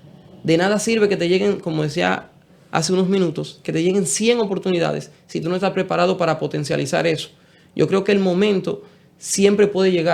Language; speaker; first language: Spanish; native; Spanish